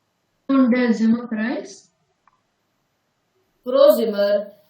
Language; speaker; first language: German; non-native, learner; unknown